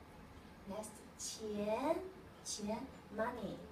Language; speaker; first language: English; non-native, learner; Chinese